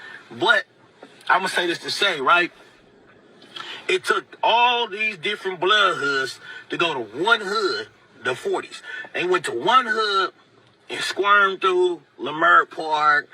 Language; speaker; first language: English; native; English